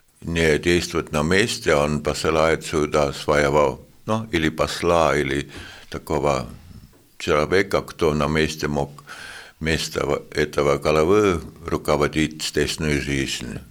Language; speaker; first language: Russian; non-native, fluent; Estonian